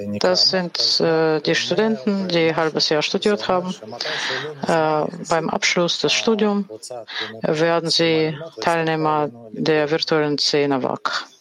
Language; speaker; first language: German; non-native, fluent; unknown